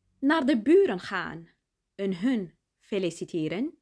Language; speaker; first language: Dutch; non-native, fluent; Arabic